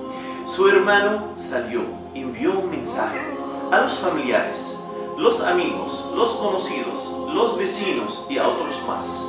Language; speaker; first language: Spanish; non-native, fluent; Arabic